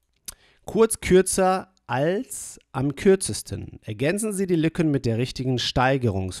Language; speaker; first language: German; non-native, fluent; English